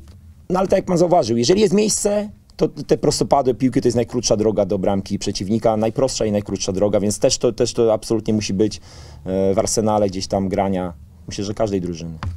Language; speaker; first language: Polish; native; Polish